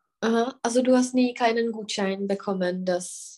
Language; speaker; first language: German; non-native, fluent; Czech